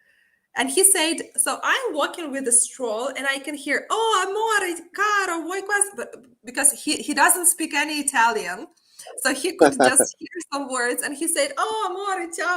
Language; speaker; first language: English; non-native, fluent; Ukrainian